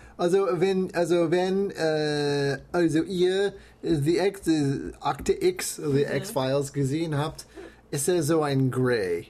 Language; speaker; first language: German; non-native, fluent; English